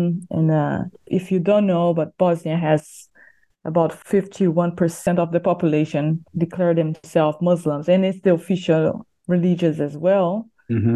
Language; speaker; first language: English; non-native, fluent; Portuguese